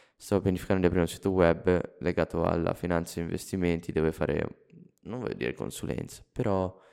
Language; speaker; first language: Italian; native; Italian